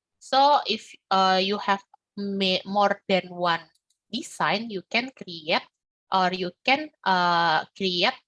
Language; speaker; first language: English; non-native, learner; Indonesian